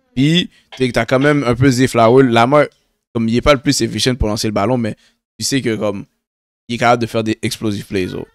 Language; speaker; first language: French; native; French